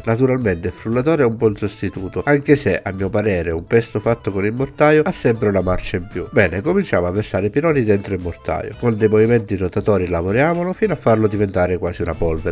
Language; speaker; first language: Italian; native; Italian